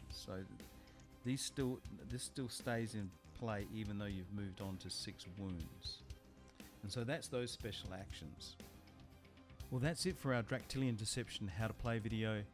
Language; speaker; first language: English; native; English